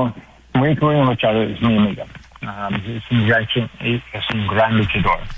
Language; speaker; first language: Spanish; non-native, learner; English